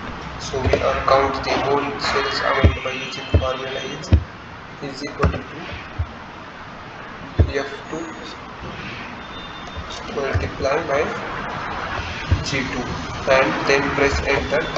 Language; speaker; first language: English; non-native, learner; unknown